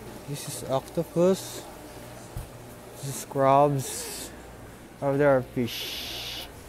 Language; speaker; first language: English; non-native, local second language; Filipino